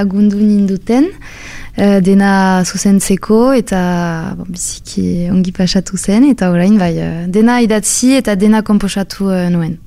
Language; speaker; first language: Basque; non-native, local second language; French